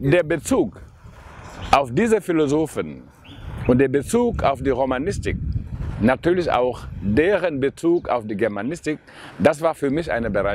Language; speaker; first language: German; non-native, fluent; Wolof